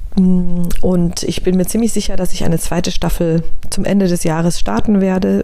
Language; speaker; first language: German; native; German